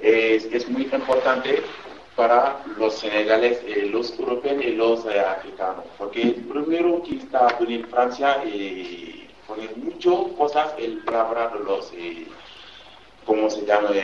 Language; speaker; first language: Spanish; non-native, learner; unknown